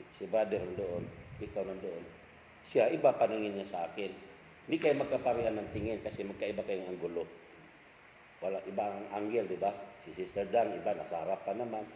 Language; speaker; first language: Filipino; non-native, local second language; Cebuano